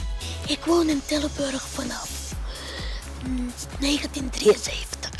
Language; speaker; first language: Dutch; non-native, local second language; Papiamento